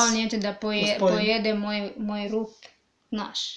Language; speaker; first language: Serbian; non-native, learner; English